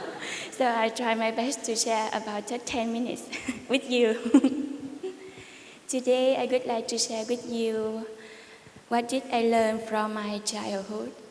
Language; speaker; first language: English; non-native, learner; Vietnamese